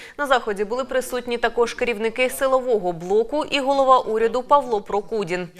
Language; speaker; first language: Ukrainian; native; Ukrainian